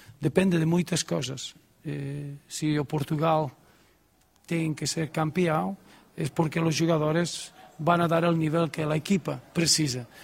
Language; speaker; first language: Portuguese; non-native, learner; Spanish